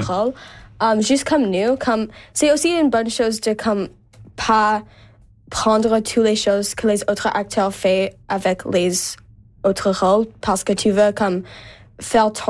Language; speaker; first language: French; non-native, local second language; English